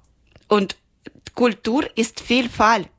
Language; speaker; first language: German; non-native, learner; Ukrainian